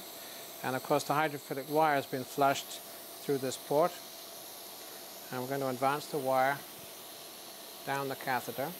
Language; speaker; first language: English; native; English